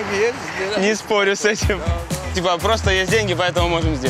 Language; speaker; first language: Russian; native; Russian